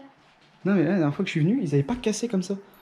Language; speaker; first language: French; native; French